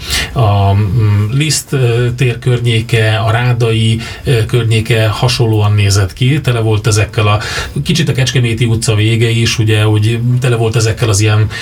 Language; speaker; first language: Hungarian; native; Hungarian